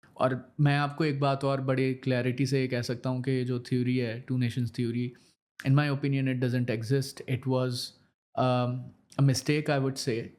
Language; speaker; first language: Urdu; native; Urdu